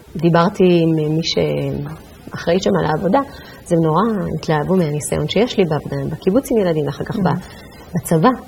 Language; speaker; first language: Hebrew; early bilingual, other home language; Amharic